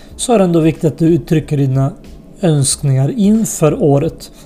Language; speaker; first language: Swedish; early bilingual, other home language; Spanish